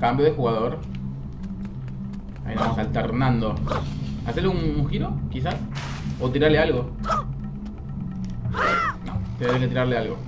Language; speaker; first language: Spanish; native; Spanish